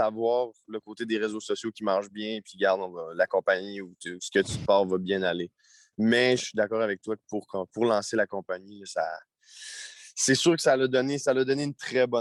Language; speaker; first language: French; native; French